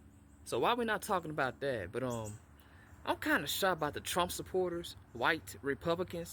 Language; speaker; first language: English; native; English